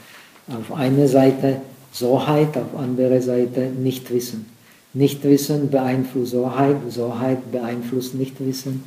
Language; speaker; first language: German; non-native, fluent; Czech